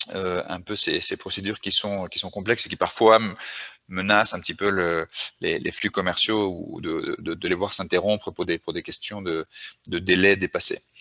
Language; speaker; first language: French; native; French